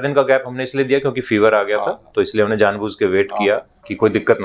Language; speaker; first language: Hindi; native; Hindi